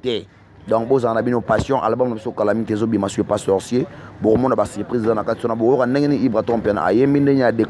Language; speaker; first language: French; non-native, local second language; Lingala